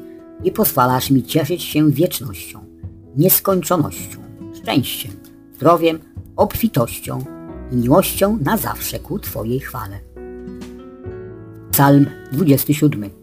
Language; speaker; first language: Polish; native; Polish